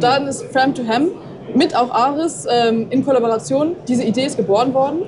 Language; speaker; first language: German; native; German